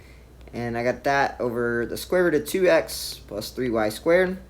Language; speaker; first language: English; native; English